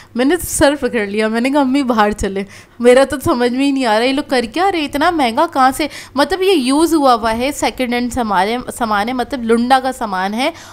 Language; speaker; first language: Hindi; native; Hindi